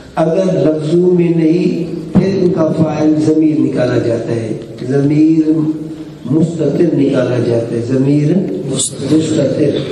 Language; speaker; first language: Urdu; non-native, local second language; Brahui